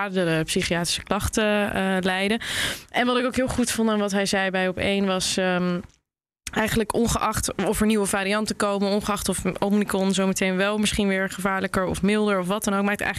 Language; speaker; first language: Dutch; native; Dutch